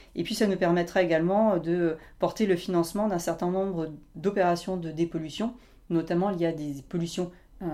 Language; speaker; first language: French; native; French